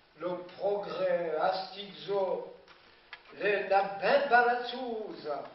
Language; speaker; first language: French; native; French